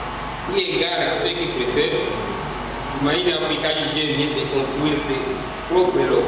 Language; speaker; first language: French; non-native, local second language; Swahili